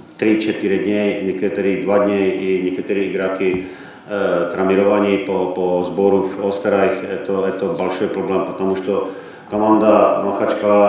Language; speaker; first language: Russian; non-native, learner; Czech